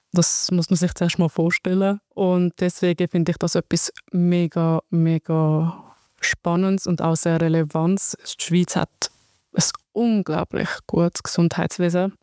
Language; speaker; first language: German; early bilingual, other home language; Arabic